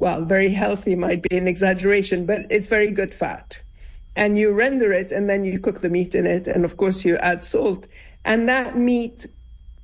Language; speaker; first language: English; non-native, fluent; Arabic